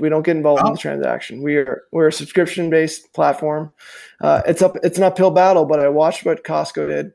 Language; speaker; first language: English; native; English